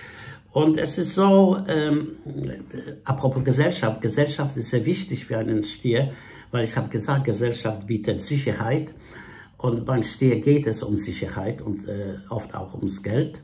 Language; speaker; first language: German; non-native, fluent; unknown